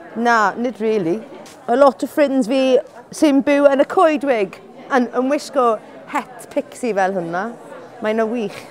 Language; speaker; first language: Welsh; non-native, learner; English